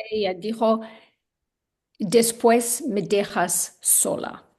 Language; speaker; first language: Spanish; non-native, learner; English